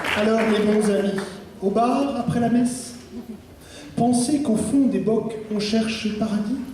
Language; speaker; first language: French; native; French